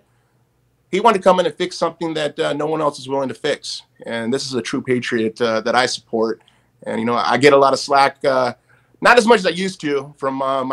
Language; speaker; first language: English; native; English